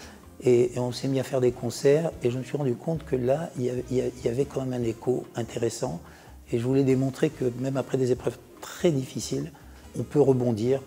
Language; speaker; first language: French; native; French